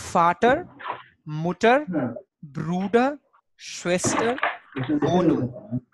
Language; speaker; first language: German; non-native, fluent; Hindi